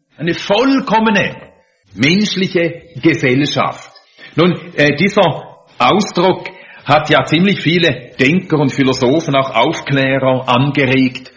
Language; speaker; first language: German; native; German